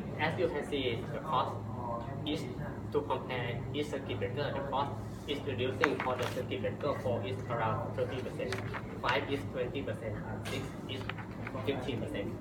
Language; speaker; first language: English; non-native, learner; Thai